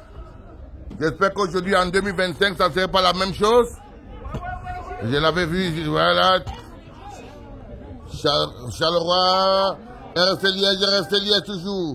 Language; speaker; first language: French; native; French